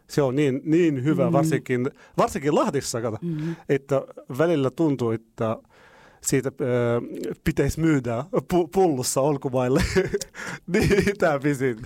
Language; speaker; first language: Finnish; non-native, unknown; Arabic